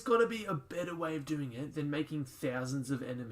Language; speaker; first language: English; native; English